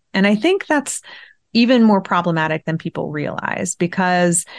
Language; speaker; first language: English; early bilingual, other home language; Persian